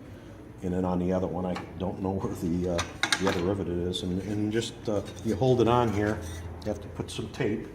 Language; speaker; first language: English; native; English